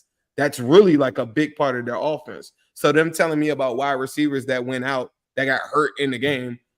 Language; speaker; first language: English; native; English